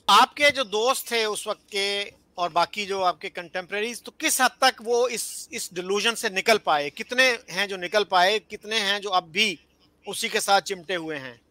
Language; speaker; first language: Urdu; native; Urdu